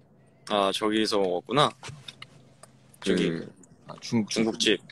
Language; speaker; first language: Korean; native; Korean